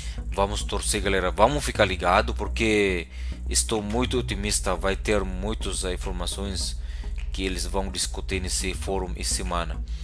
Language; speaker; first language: Portuguese; non-native, fluent; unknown